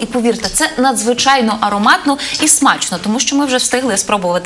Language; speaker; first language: Ukrainian; native; Ukrainian